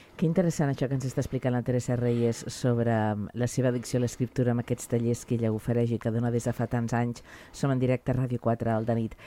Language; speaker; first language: Catalan; native; Catalan